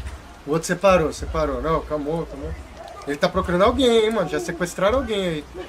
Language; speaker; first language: Portuguese; native; Portuguese